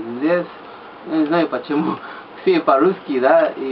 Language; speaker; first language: Russian; non-native, learner; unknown